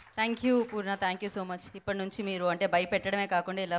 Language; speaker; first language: Telugu; native; Telugu